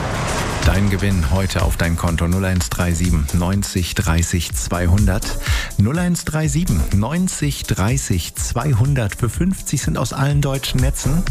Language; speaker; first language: German; native; German